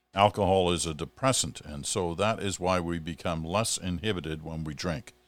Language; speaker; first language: English; native; English